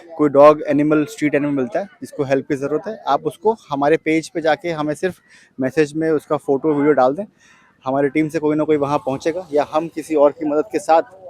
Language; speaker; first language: Hindi; non-native, local second language; Gujarati